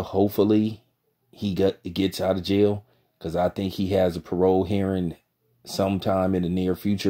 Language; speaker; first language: English; native; English